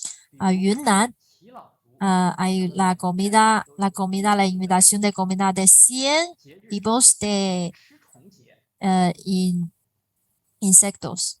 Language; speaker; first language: Spanish; non-native, fluent; Chinese